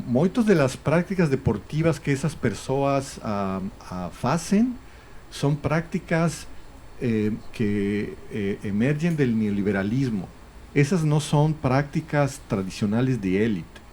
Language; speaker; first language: Portuguese; non-native, learner; Spanish